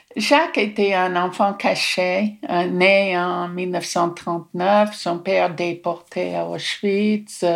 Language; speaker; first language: French; non-native, fluent; English